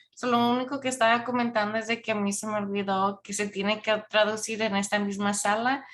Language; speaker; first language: Spanish; early bilingual, heritage; Spanish